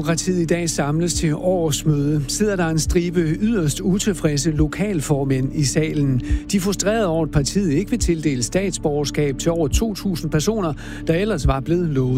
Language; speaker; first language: Danish; native; Danish